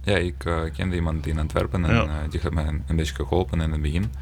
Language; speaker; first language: Dutch; non-native, learner; Ukrainian